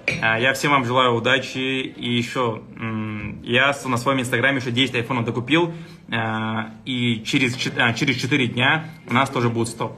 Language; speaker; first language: Russian; native; Russian